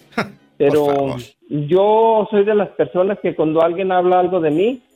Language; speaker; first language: Spanish; native; Spanish